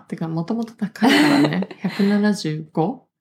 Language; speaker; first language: Japanese; early bilingual, heritage; Japanese